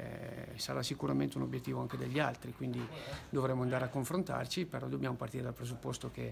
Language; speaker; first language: Italian; native; Italian